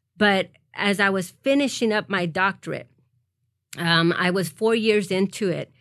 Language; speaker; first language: English; early bilingual, other home language; Spanish